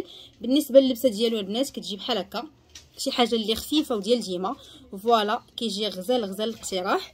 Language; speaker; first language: Arabic; native; Arabic